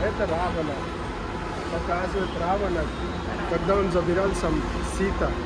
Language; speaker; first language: Russian; non-native, learner; Marathi